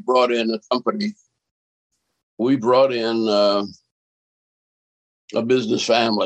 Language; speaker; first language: English; native; English